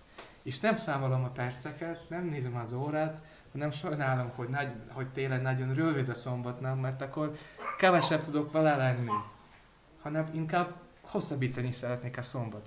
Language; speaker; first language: Hungarian; non-native, learner; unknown